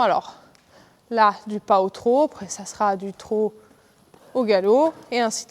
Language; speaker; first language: French; native; French